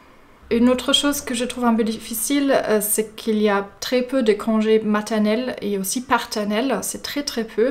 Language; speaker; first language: French; non-native, fluent; German